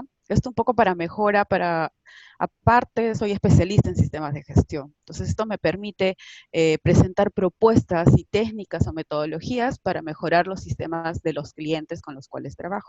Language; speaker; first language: Spanish; native; Spanish